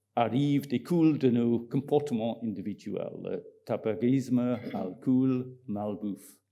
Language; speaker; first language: French; non-native, fluent; English